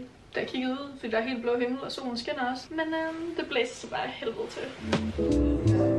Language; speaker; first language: Danish; native; Danish